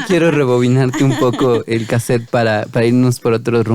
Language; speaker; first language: Spanish; native; Spanish